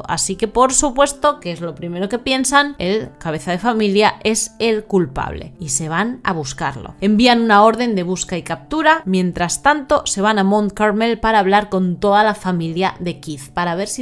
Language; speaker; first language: Spanish; native; Spanish